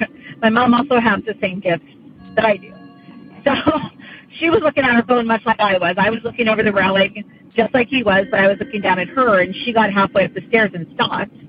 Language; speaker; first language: English; native; English